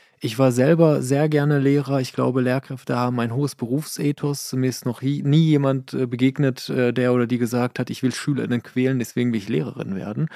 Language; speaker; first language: German; early bilingual, other home language; Persian